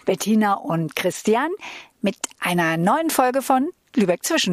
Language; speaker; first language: German; native; German